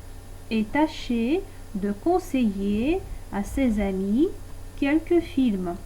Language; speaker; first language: French; non-native, fluent; Russian